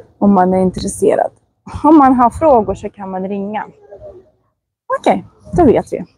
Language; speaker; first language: Swedish; non-native, fluent; Russian